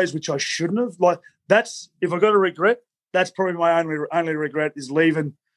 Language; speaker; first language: English; native; English